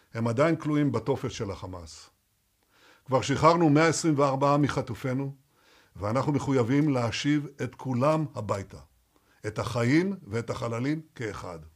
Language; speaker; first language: Hebrew; native; Hebrew